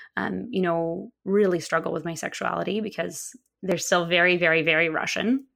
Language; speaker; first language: English; early bilingual, other home language; Russian